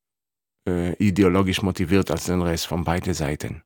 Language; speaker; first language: German; non-native, fluent; Hebrew